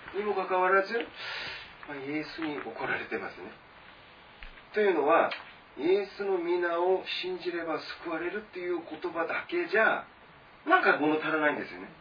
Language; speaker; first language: Japanese; non-native, fluent; Korean